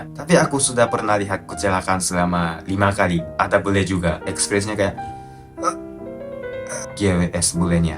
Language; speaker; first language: Indonesian; non-native, fluent; Japanese